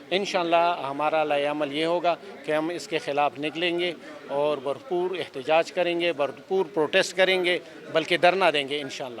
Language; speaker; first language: Urdu; non-native, local second language; Pashto